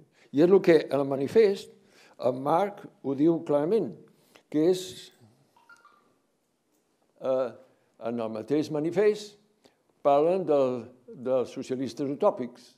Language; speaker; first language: Catalan; native; Catalan